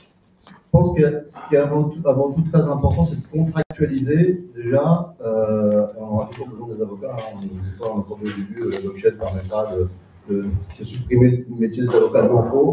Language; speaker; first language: French; native; French